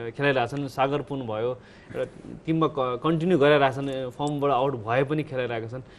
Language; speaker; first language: Nepali; native; Nepali